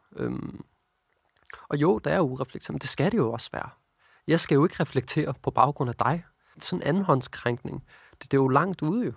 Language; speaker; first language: Danish; early bilingual, other home language; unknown